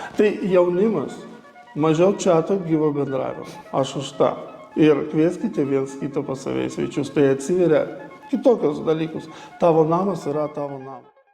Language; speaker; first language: Lithuanian; non-native, local second language; Romany